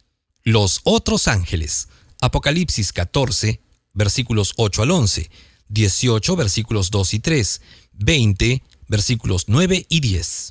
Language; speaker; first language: Spanish; native; Spanish